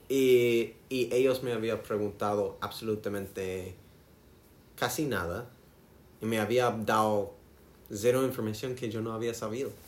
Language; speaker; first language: Spanish; non-native, learner; English